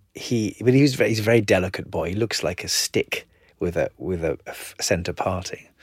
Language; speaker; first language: English; native; English